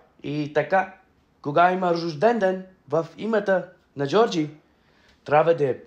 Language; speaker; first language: Bulgarian; non-native, learner; English